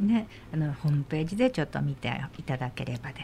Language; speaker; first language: Japanese; native; Japanese